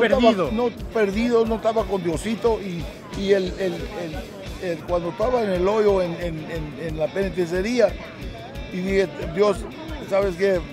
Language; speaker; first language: Spanish; early bilingual, heritage; English